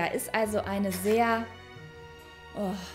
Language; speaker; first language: German; native; German